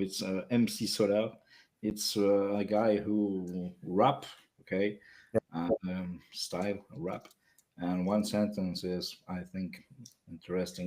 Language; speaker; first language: English; non-native, learner; French